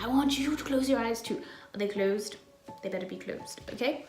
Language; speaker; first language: English; native; English